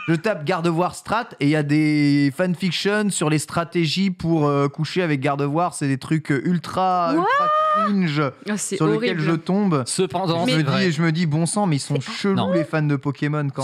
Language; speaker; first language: French; native; French